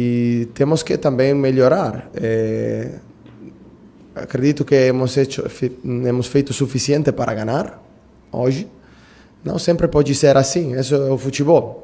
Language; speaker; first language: Portuguese; non-native, fluent; Italian